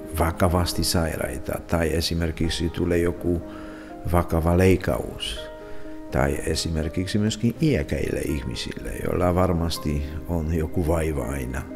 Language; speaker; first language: Finnish; non-native, fluent; Polish